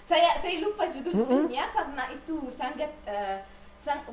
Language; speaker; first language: Indonesian; non-native, learner; Arabic